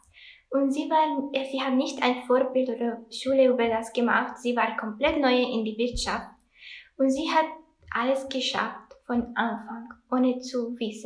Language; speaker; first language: German; non-native, learner; Italian